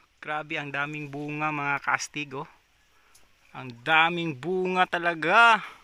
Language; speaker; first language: Filipino; non-native, local second language; Cebuano